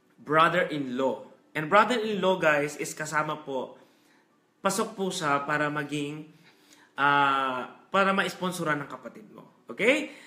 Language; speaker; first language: Filipino; non-native, local second language; Hiligaynon